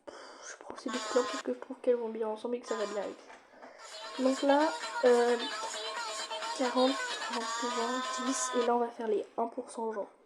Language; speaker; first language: French; native; French